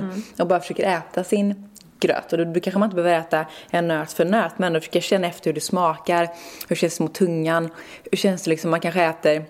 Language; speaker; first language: Swedish; native; Swedish